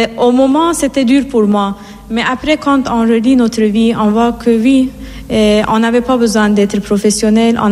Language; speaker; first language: French; non-native, fluent; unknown